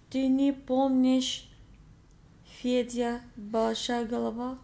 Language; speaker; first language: Russian; non-native, learner; English